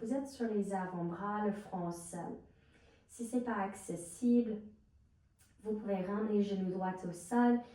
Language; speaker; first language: French; non-native, fluent; English